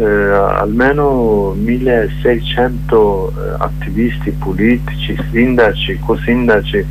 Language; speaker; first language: Italian; non-native, learner; Kurdish